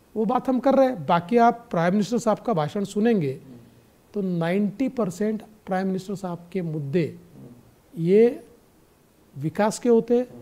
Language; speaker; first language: Hindi; non-native, local second language; Marathi